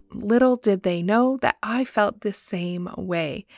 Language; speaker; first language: English; native; English